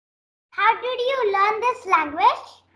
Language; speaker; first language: English; non-native, learner; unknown